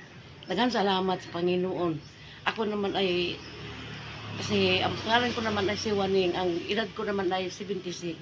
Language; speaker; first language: Filipino; non-native, local second language; Cebuano